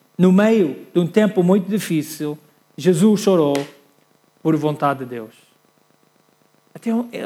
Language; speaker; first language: Portuguese; non-native, learner; English